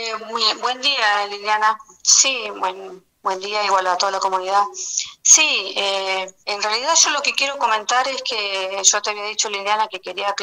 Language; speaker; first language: Spanish; native; Spanish